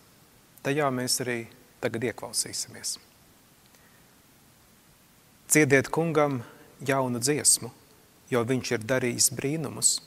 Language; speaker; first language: Latvian; native; Latvian